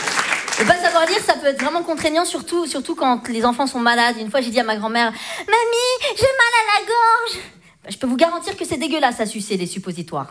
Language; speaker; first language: French; native; French